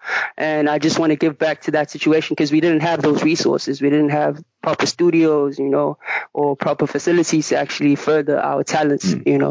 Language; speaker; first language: English; non-native, local second language; Zulu